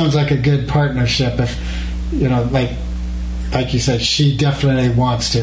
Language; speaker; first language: English; native; English